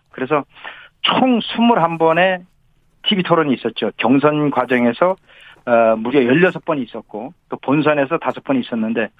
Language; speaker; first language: Korean; native; Korean